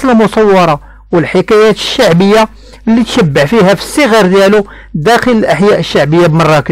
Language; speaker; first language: Arabic; native; Arabic